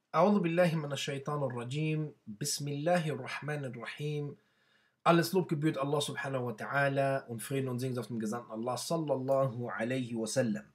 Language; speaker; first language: German; non-native, fluent; Arabic